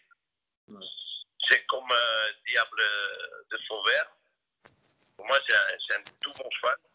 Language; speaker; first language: French; non-native, local second language; Dutch